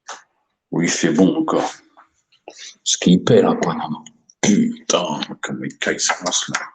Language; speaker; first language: French; native; French